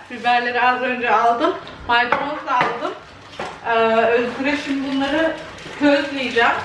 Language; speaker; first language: Turkish; early bilingual, heritage; Turkish